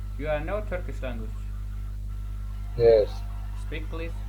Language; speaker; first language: English; non-native, learner; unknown